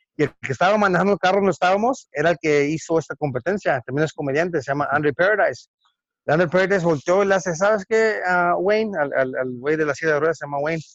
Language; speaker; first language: Spanish; early bilingual, heritage; Spanish